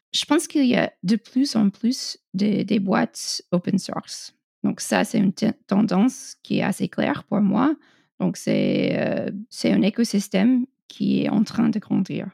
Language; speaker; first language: French; non-native, fluent; English